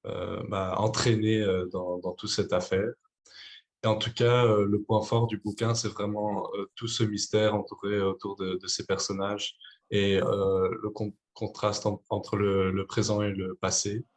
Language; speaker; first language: French; non-native, learner; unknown